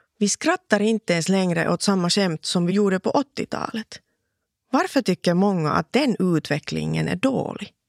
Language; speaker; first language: Swedish; non-native, local second language; Finnish